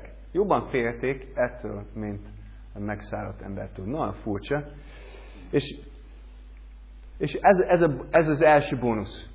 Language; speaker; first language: Hungarian; non-native, learner; English